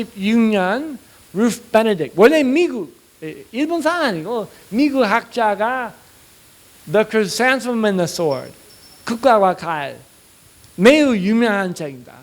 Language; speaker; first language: Korean; non-native, fluent; English